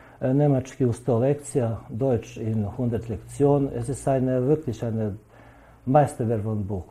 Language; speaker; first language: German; non-native, learner; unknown